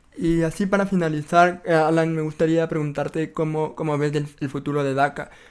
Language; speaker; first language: Spanish; native; Spanish